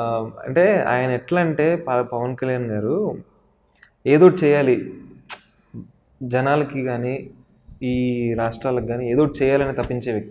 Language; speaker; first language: Telugu; native; Telugu